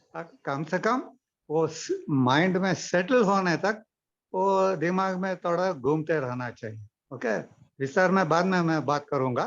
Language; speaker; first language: Hindi; non-native, local second language; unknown